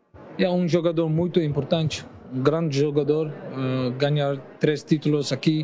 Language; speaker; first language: Portuguese; non-native, learner; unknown